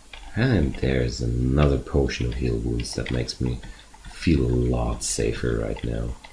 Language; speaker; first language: English; non-native, fluent; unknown